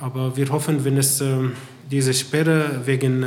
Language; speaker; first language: German; non-native, fluent; Arabic